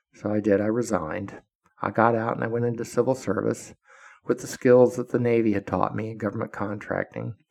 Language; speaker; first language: English; native; English